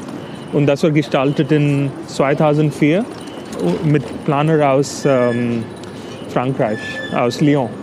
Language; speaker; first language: German; non-native, fluent; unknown